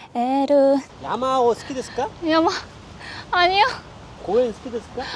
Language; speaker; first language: Korean; non-native, fluent; Japanese